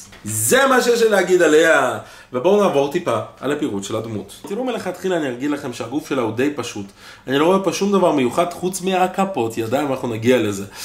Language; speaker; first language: Hebrew; native; Hebrew